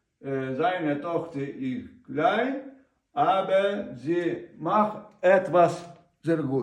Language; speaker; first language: German; non-native, learner; Ukrainian